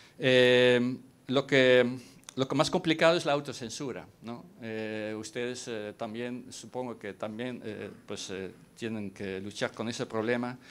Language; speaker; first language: Spanish; non-native, fluent; Dutch